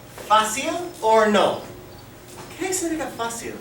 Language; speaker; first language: Spanish; non-native, fluent; English